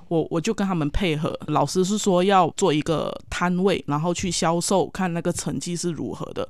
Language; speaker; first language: Chinese; native; Chinese